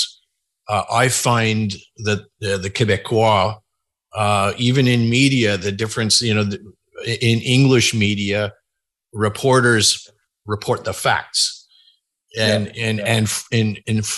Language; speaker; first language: English; native; English